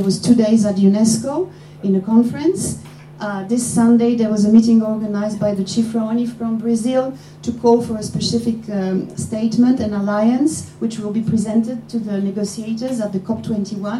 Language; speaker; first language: English; non-native, fluent; Polish